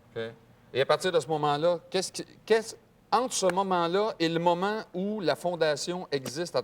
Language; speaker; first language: French; native; French